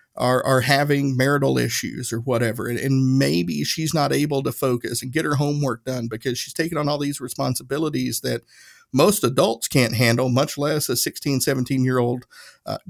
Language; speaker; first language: English; native; English